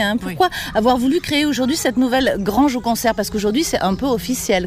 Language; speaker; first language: French; native; French